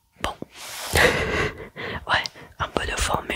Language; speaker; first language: French; early bilingual, heritage; French